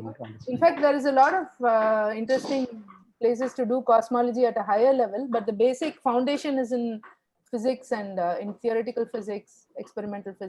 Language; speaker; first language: English; non-native, local second language; Tamil